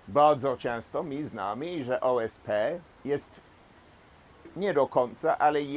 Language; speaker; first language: Polish; non-native, fluent; English